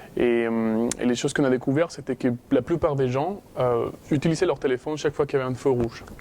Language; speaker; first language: French; non-native, fluent; Spanish